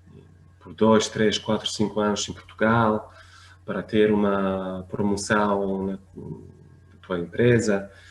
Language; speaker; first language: Portuguese; non-native, fluent; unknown